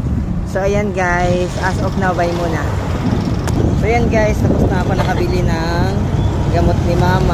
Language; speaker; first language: Filipino; native; Filipino